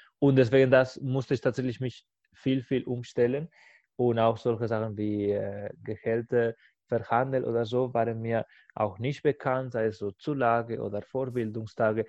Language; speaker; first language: German; non-native, fluent; Spanish